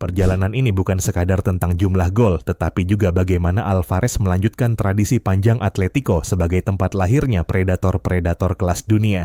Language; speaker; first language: Indonesian; native; Indonesian